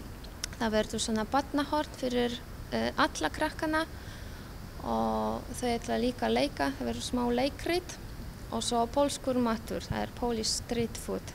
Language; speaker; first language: Icelandic; non-native, fluent; Polish